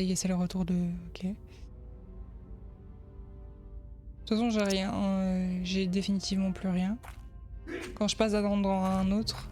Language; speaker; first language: French; native; French